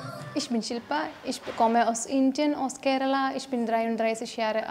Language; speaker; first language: German; non-native, learner; Malayalam